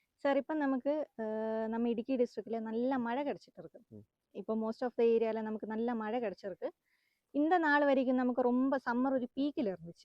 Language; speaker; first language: Tamil; non-native, local second language; Malayalam